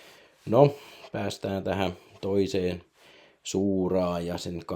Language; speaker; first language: Finnish; native; Finnish